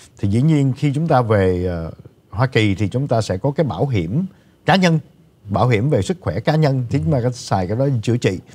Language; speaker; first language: Vietnamese; native; Vietnamese